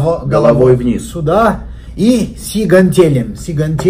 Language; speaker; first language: Russian; non-native, learner; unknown